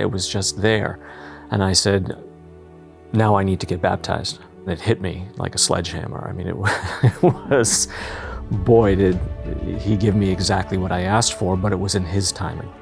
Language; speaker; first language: English; native; English